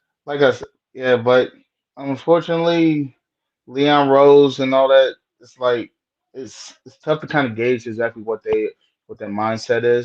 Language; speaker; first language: English; native; English